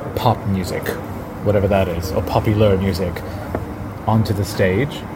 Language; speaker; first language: English; early bilingual, other home language; Arabic